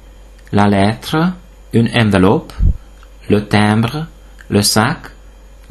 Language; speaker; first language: French; non-native, fluent; Hungarian